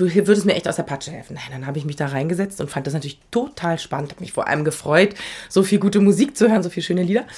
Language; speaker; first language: German; native; German